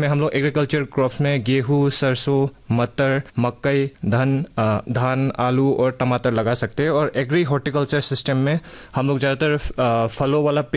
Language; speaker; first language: Hindi; non-native, local second language; Manipuri